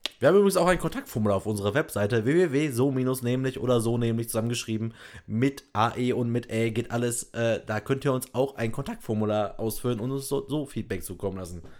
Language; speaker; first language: German; native; German